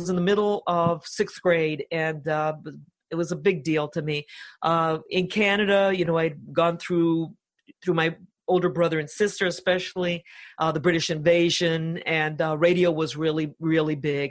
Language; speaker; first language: English; early bilingual, other home language; Finnish